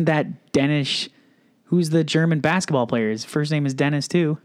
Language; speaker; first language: English; native; English